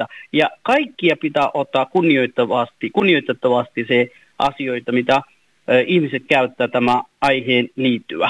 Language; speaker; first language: Finnish; non-native, fluent; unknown